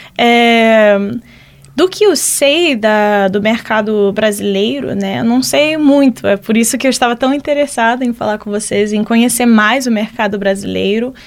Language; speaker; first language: Portuguese; early bilingual, heritage; Portuguese